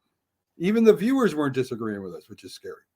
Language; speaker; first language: English; native; English